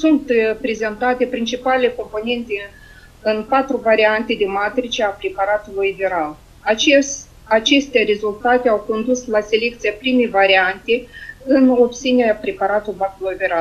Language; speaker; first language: Romanian; native; Romanian